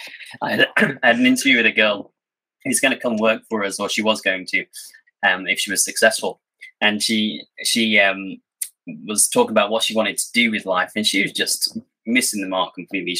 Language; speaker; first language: English; native; English